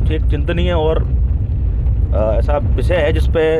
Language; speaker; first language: Hindi; native; Hindi